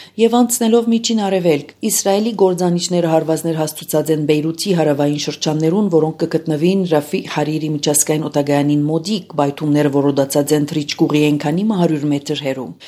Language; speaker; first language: Armenian; native; Armenian